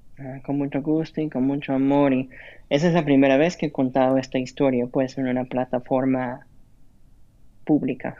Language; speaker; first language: Spanish; non-native, fluent; English